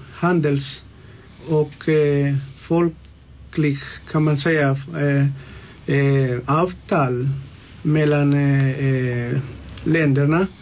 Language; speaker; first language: Swedish; non-native, local second language; Spanish